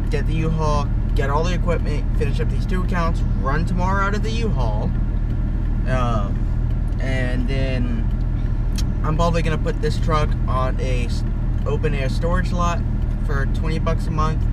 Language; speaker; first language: English; native; English